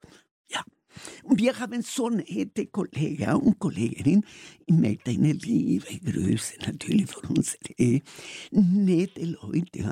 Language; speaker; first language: German; non-native, learner; Spanish